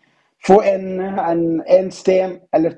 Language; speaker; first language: Norwegian; non-native, fluent; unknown